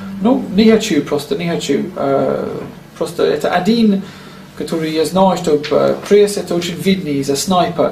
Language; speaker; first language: Russian; non-native, learner; English